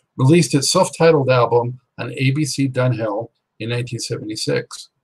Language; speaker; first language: English; native; English